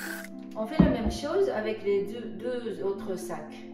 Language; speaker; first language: French; non-native, fluent; Japanese